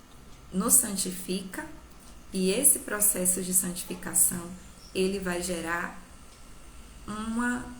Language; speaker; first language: Portuguese; native; Portuguese